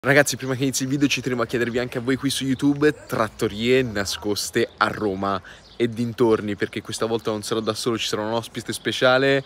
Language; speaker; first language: Italian; native; Italian